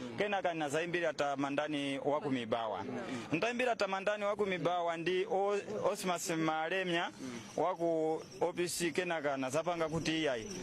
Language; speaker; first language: Nyanja; non-native, local second language; Tumbuka